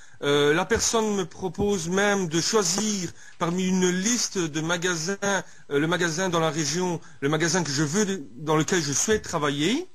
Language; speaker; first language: French; native; French